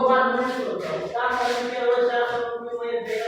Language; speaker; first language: Hindi; non-native, learner; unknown